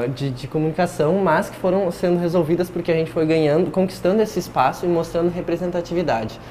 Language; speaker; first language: Portuguese; native; Portuguese